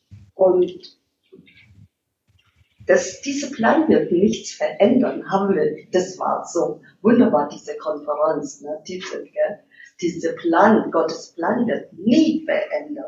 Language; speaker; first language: German; non-native, learner; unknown